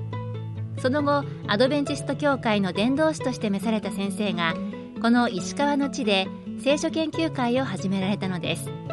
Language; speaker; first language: Japanese; native; Japanese